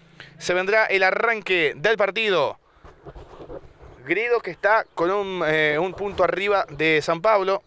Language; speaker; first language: Spanish; native; Spanish